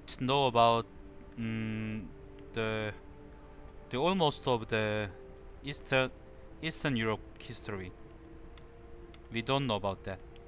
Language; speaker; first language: English; non-native, learner; Korean